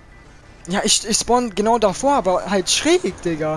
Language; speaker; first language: German; native; German